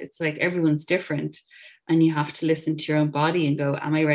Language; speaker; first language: English; native; English